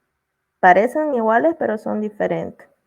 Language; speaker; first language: Spanish; native; Spanish